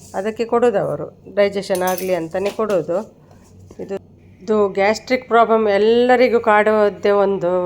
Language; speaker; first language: Kannada; native; Kannada